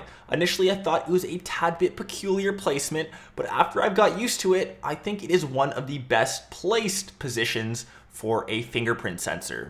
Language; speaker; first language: English; native; English